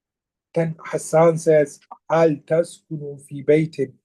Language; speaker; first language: Arabic; non-native, fluent; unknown